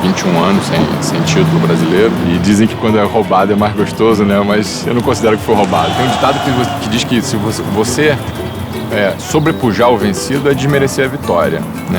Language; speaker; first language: Portuguese; native; Portuguese